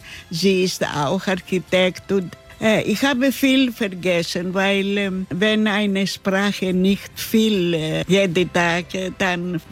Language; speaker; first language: German; non-native, learner; Greek